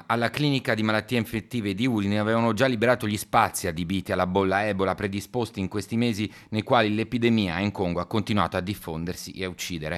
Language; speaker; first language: Italian; native; Italian